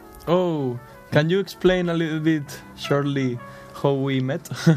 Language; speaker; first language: English; non-native, fluent; Catalan